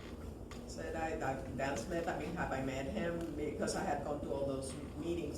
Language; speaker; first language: English; native; English